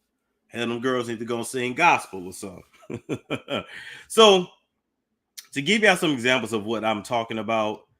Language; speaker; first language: English; native; English